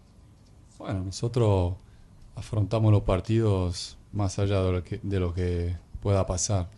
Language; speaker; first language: Spanish; non-native, fluent; Arabic